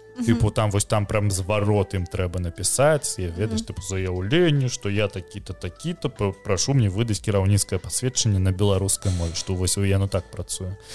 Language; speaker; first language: Belarusian; non-native, local second language; Russian